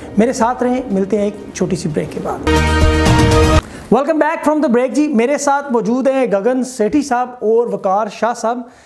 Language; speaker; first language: Urdu; native; Urdu